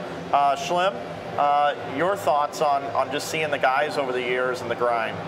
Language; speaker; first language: English; native; English